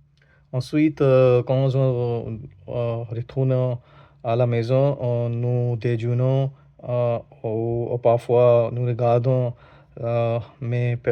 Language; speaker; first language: French; non-native, learner; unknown